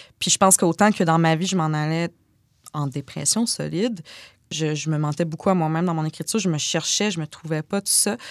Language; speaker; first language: French; native; French